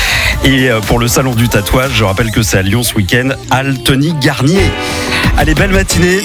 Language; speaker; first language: French; native; French